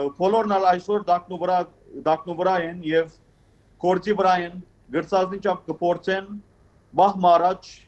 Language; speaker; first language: Armenian; early bilingual, heritage; Armenian